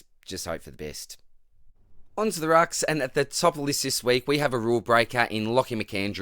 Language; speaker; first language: English; native; English